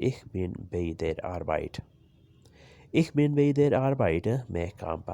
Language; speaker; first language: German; non-native, learner; Urdu